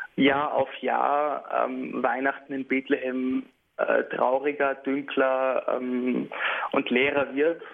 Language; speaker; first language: German; early bilingual, heritage; German